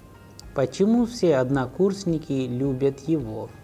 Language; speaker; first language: Russian; non-native, fluent; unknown